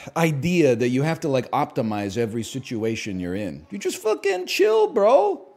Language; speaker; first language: English; native; English